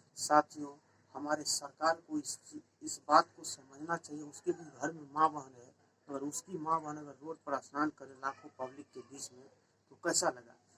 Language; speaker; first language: Hindi; native; Hindi